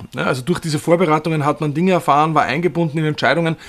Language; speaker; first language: German; native; German